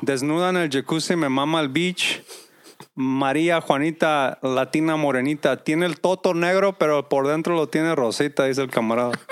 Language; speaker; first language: Spanish; early bilingual, heritage; Spanish